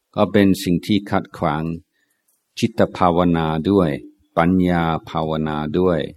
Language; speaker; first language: Thai; non-native, fluent; English